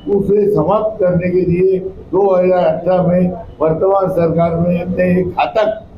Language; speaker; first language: Hindi; non-native, local second language; Marathi